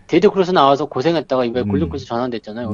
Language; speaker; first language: Korean; native; Korean